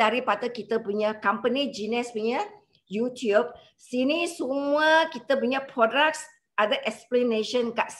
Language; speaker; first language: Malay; non-native, local second language; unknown